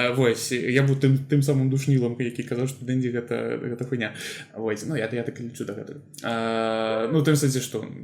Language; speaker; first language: Belarusian; non-native, local second language; Russian